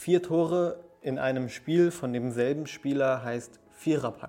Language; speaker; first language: German; early bilingual, other home language; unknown